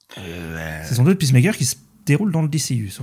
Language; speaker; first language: French; native; French